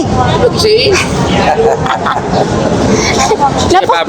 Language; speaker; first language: Filipino; native; Filipino